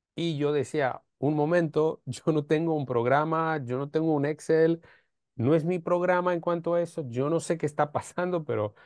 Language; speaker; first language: Spanish; non-native, fluent; Romanian